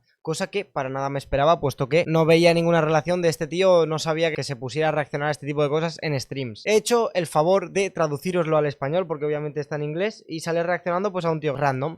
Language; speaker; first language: Spanish; native; Spanish